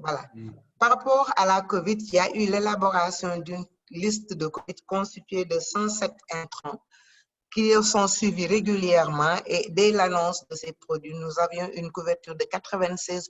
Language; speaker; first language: French; non-native, local second language; Wolof